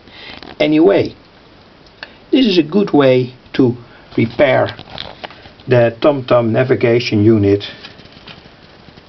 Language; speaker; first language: English; non-native, fluent; Dutch